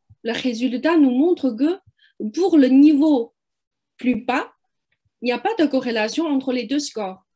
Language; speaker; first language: French; non-native, fluent; Chinese